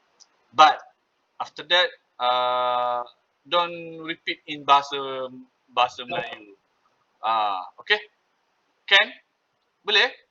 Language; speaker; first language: English; non-native, local second language; Malay